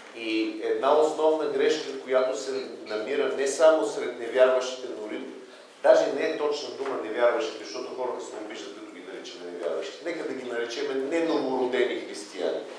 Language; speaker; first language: Bulgarian; native; Bulgarian